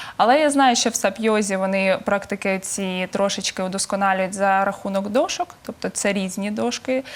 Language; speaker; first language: Ukrainian; native; Ukrainian